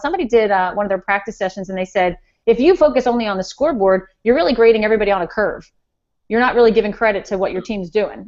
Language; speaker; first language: English; native; English